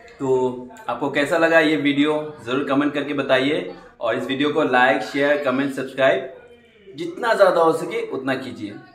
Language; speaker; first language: Hindi; non-native, local second language; Bangla